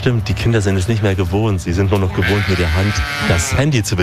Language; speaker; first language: German; native; German